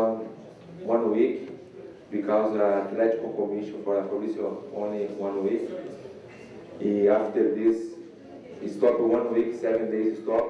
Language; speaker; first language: English; non-native, learner; Portuguese